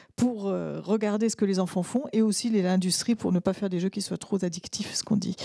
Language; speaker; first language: French; native; French